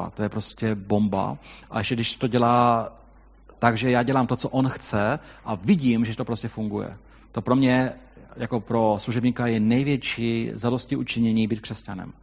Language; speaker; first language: Czech; native; Czech